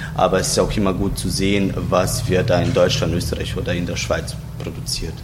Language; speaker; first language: German; non-native, fluent; Croatian